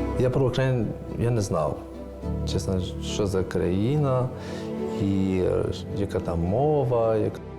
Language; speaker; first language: Ukrainian; non-native, learner; Persian